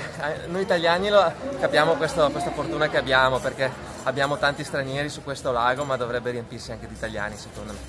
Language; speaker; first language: Italian; native; Italian